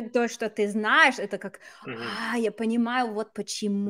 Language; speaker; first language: Russian; non-native, fluent; English